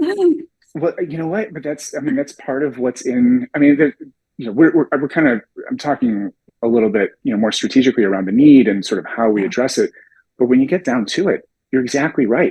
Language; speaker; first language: English; native; English